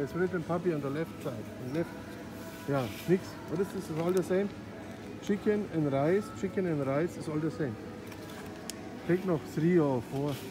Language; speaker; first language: English; non-native, learner; German